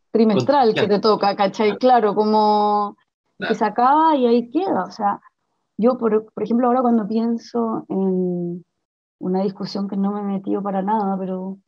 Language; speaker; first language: Spanish; native; Spanish